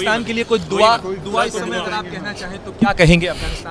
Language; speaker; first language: Hindi; native; Hindi